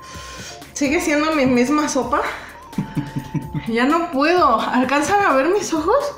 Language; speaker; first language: Spanish; native; Spanish